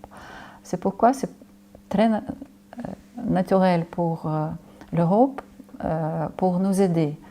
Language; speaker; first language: French; non-native, fluent; Ukrainian